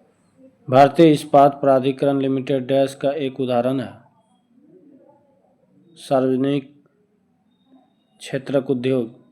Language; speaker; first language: Hindi; native; Hindi